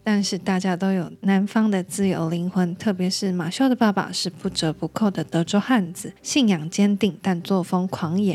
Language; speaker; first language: Chinese; native; Chinese